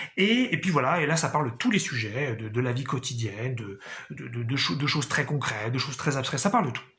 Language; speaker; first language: French; native; French